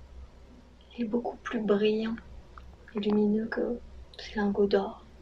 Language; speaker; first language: French; native; French